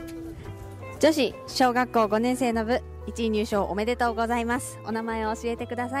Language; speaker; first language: Japanese; native; Japanese